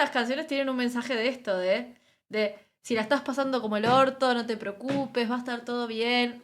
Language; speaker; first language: Spanish; native; Spanish